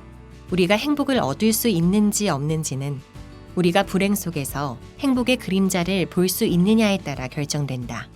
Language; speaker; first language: Korean; native; Korean